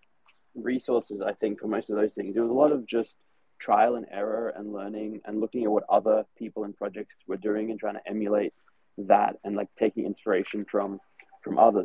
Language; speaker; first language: English; native; English